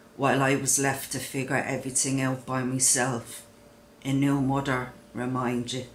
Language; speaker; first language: English; native; English